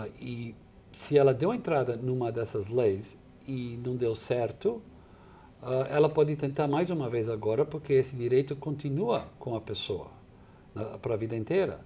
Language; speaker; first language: Portuguese; non-native, fluent; English